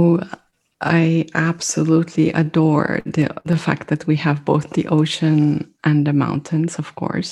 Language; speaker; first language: English; non-native, fluent; French